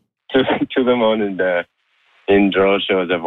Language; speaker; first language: French; non-native, learner; English